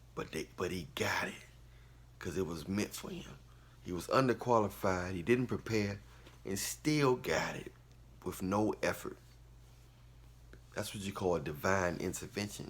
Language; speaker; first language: English; native; English